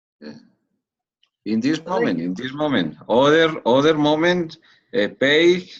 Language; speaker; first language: English; non-native, learner; Spanish